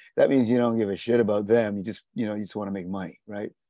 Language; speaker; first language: English; native; English